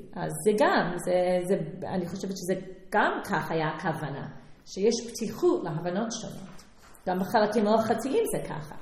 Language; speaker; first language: Hebrew; non-native, fluent; English